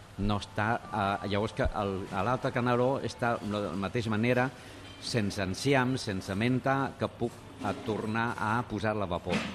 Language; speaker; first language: Catalan; non-native, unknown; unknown